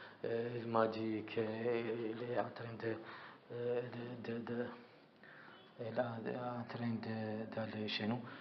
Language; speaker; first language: French; non-native, learner; Arabic